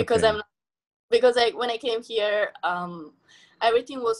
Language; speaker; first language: English; non-native, fluent; Italian